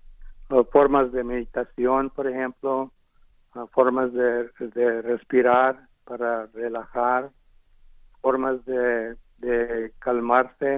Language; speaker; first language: Spanish; early bilingual, heritage; Spanish